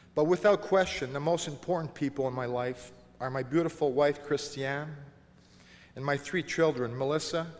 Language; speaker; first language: English; non-native, local second language; French